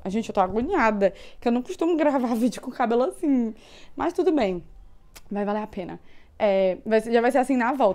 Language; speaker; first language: Portuguese; native; Portuguese